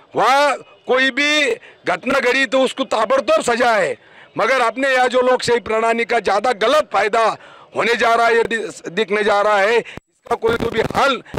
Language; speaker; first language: Hindi; non-native, local second language; Marathi